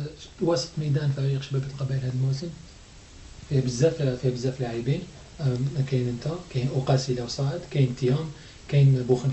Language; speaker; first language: Arabic; native; Arabic